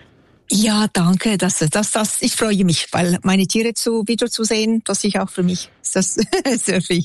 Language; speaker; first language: German; non-native, local second language; French